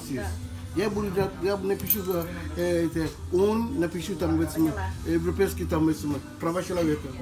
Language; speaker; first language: Russian; non-native, fluent; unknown